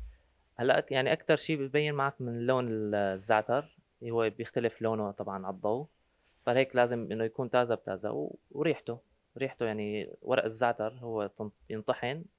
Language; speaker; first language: Arabic; native; Arabic